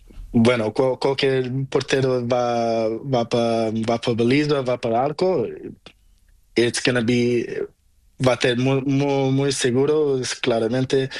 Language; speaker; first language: Spanish; non-native, learner; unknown